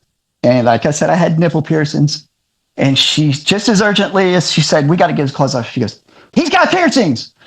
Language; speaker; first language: English; native; English